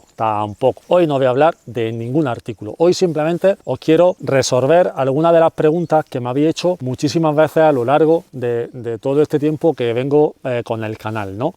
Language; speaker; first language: Spanish; native; Spanish